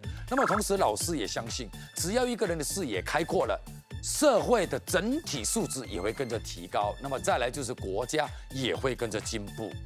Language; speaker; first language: Chinese; native; Chinese